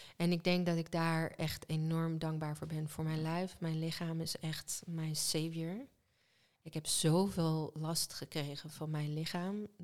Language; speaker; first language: Dutch; early bilingual, other home language; Hebrew